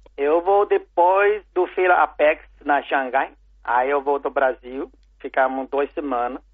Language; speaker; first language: Portuguese; non-native, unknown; Chinese